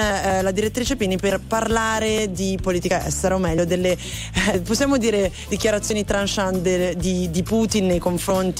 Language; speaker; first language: Italian; native; Italian